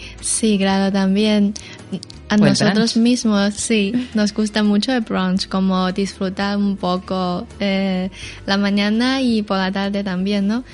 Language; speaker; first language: Spanish; non-native, learner; Chinese